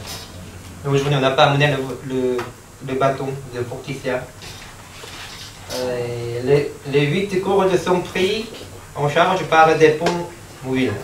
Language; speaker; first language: French; non-native, learner; Korean